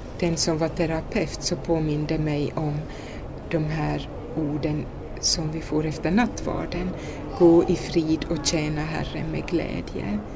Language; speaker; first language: Swedish; native; Swedish